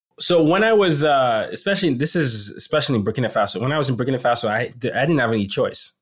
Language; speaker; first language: English; non-native, local second language; Yoruba